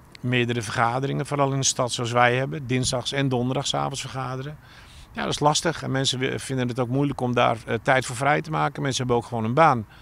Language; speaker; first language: Dutch; native; Dutch